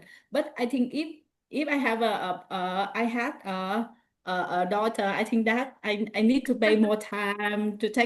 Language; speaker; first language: English; non-native, learner; Vietnamese